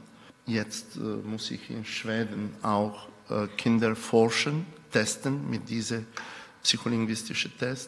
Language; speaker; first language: German; non-native, fluent; Bulgarian